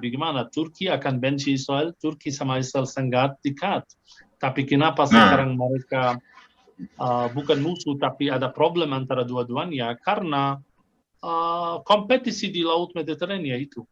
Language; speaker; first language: Indonesian; non-native, fluent; Arabic